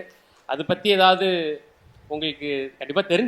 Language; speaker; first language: Tamil; native; Tamil